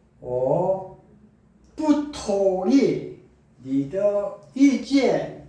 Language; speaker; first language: Chinese; non-native, learner; Korean